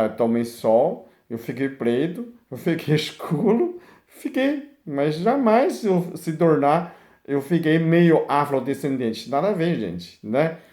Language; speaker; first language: Portuguese; non-native, fluent; Chinese